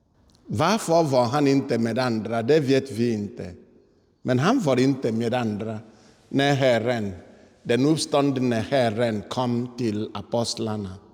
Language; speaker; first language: Swedish; non-native, fluent; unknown